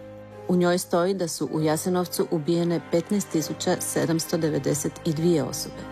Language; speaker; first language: Croatian; native; Croatian